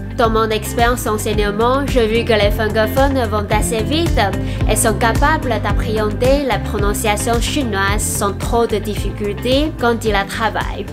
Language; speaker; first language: French; non-native, fluent; Chinese